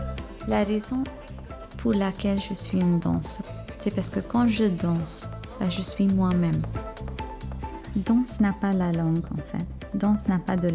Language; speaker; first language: French; non-native, fluent; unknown